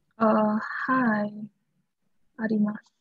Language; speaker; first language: Japanese; non-native, learner; English